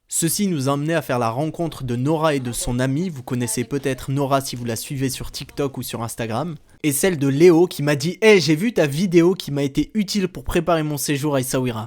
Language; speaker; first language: French; native; French